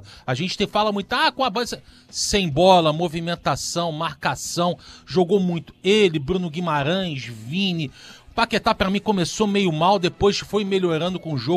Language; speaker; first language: Portuguese; native; Portuguese